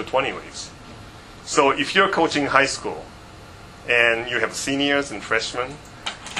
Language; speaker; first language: English; non-native, fluent; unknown